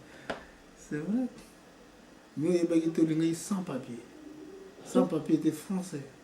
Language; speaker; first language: French; non-native, local second language; Lingala